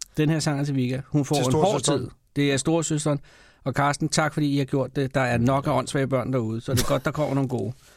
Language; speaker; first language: Danish; native; Danish